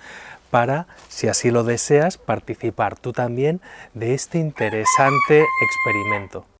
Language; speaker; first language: Spanish; native; Spanish